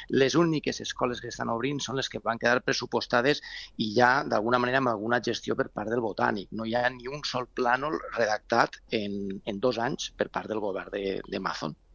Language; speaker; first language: Catalan; native; Catalan